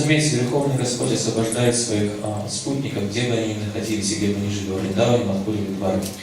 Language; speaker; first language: Russian; native; Russian